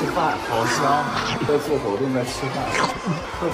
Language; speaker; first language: Chinese; native; Chinese